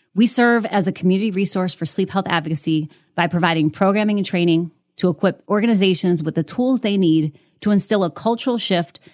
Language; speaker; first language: English; native; English